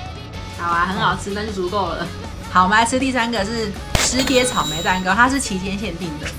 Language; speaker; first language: Chinese; native; Chinese